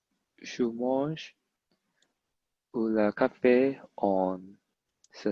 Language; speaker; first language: French; non-native, learner; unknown